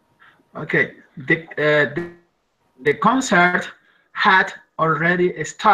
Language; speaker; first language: English; non-native, learner; Spanish